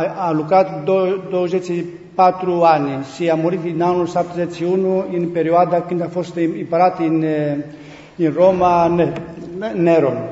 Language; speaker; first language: Romanian; non-native, learner; Greek